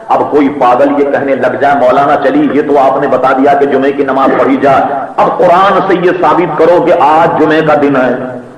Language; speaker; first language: Urdu; native; Urdu